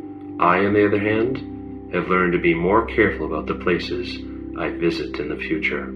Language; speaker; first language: English; native; English